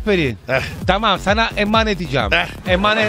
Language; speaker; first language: Turkish; non-native, learner; Italian